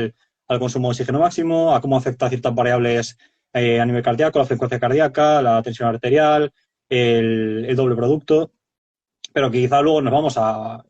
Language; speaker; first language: Spanish; native; Spanish